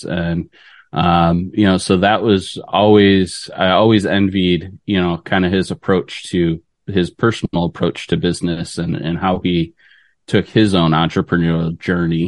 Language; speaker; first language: English; native; English